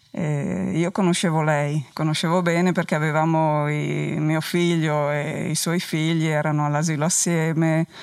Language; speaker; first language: Italian; non-native, local second language; Friulian